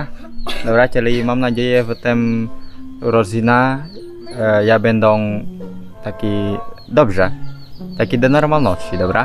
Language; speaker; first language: Polish; non-native, learner; Indonesian